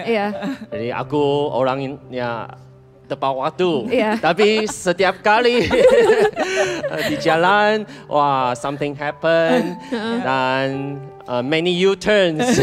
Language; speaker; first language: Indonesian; non-native, fluent; Chinese